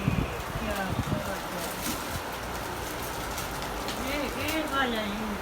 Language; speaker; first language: Hindi; non-native, learner; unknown